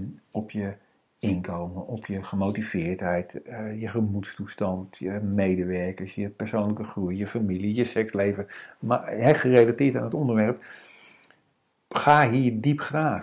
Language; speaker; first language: Dutch; native; Dutch